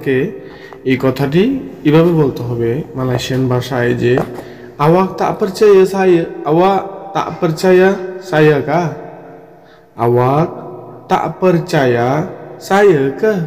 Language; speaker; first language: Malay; non-native, fluent; Bangla